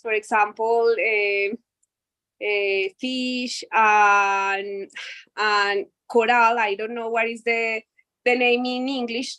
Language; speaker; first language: English; non-native, learner; Spanish